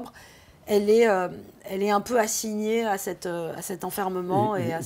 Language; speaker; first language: French; native; French